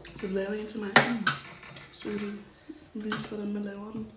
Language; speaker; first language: Danish; non-native, learner; Thai